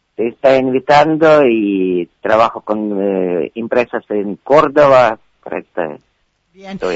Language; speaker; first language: Spanish; non-native, learner; Ukrainian